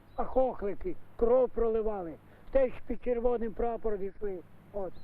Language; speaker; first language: Ukrainian; native; Ukrainian